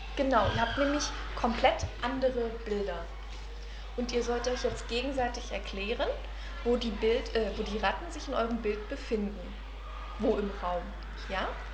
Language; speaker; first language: German; native; German